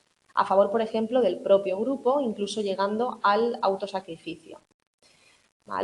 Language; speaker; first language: Spanish; native; Spanish